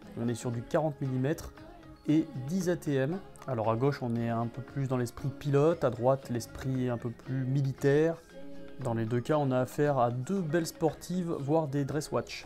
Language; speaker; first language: French; native; French